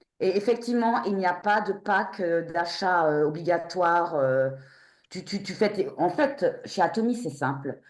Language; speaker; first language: French; native; French